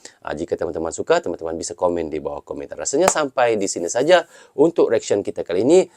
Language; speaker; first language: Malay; native; Malay